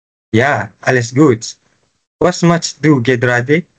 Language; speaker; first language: German; non-native, learner; Malay